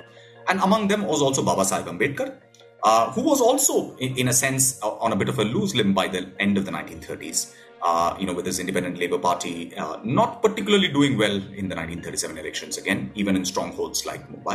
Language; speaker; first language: English; non-native, local second language; Tamil